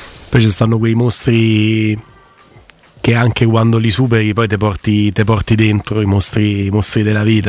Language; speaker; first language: Italian; native; Italian